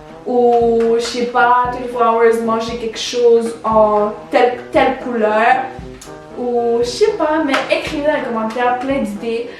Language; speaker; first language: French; early bilingual, other home language; Spanish